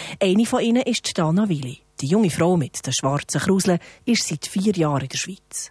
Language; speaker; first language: German; native; German